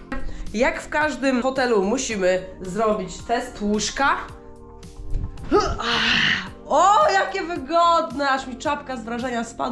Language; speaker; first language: Polish; native; Polish